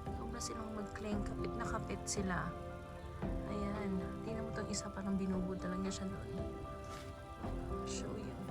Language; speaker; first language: Filipino; non-native, local second language; Cebuano